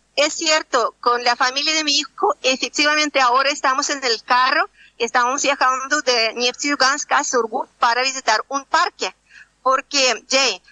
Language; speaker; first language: Spanish; non-native, fluent; Russian